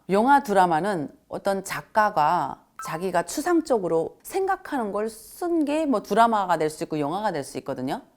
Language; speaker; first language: Korean; native; Korean